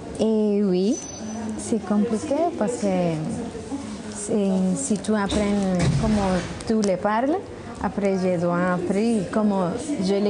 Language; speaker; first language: French; non-native, learner; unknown